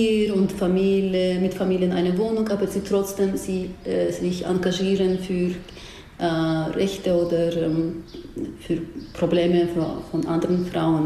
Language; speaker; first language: German; non-native, fluent; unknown